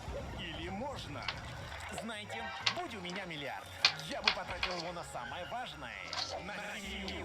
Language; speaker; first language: Russian; native; Russian